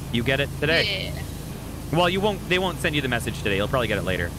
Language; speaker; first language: English; native; English